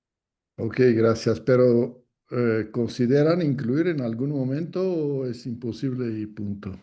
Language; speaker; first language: Spanish; non-native, fluent; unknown